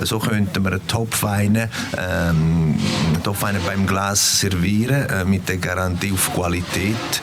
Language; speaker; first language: German; non-native, fluent; Italian